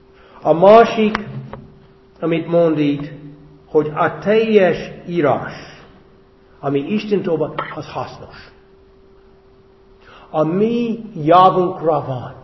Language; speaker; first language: Hungarian; non-native, fluent; English